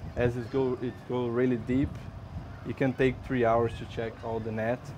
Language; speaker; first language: English; non-native, fluent; Portuguese